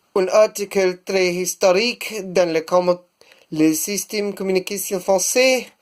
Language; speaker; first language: French; non-native, learner; English